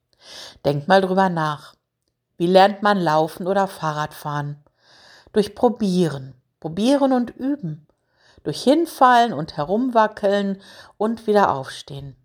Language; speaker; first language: German; native; German